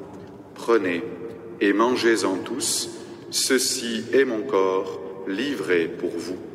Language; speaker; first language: French; native; French